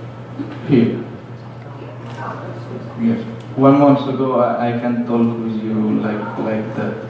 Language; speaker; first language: English; non-native, learner; French